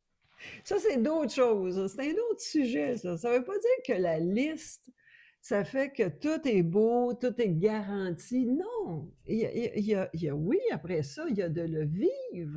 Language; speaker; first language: French; native; French